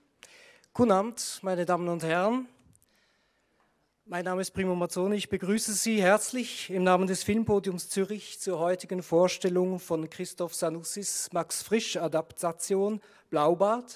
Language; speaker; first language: German; native; German